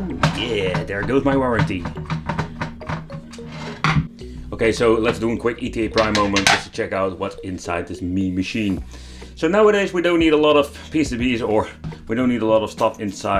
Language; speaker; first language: English; non-native, fluent; Dutch